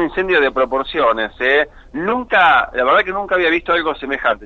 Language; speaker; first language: Spanish; native; Spanish